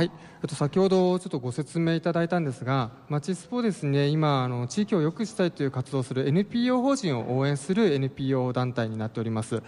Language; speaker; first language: Japanese; native; Japanese